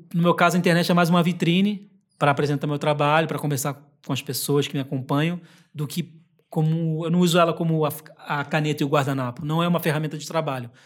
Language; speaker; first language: Portuguese; early bilingual, heritage; Portuguese